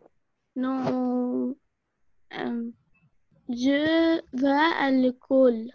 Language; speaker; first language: French; non-native, learner; Arabic